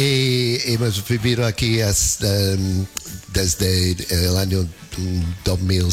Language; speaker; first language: Spanish; non-native, fluent; English